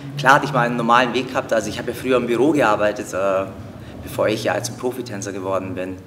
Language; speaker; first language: German; early bilingual, other home language; Turkish